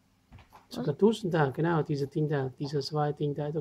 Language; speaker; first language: German; non-native, learner; Vietnamese